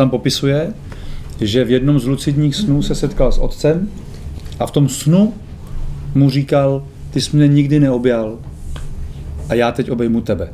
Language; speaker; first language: Czech; native; Czech